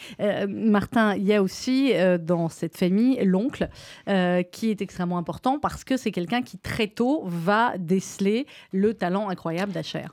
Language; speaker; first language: French; native; French